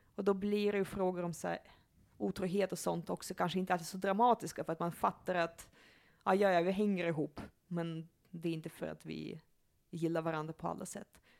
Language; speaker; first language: Swedish; early bilingual, other home language; Russian